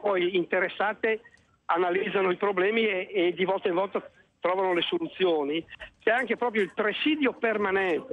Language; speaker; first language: Italian; native; Italian